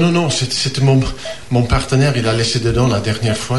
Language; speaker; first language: French; non-native, fluent; English